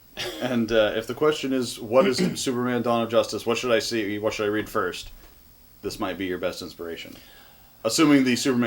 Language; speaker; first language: English; native; English